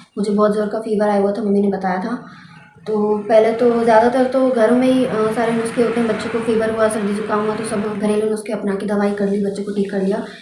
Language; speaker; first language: Hindi; native; Hindi